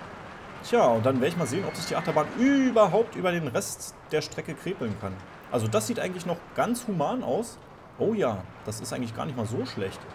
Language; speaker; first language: German; native; German